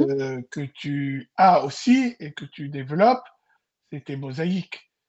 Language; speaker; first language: French; non-native, local second language; Arabic